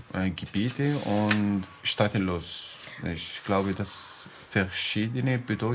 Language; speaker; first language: German; non-native, learner; Arabic